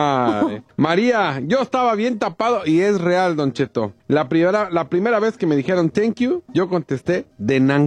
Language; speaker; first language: Spanish; native; Spanish